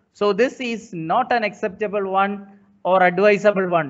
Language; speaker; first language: English; non-native, local second language; Malayalam